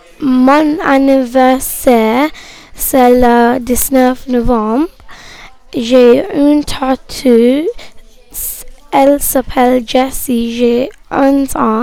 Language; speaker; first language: French; non-native, learner; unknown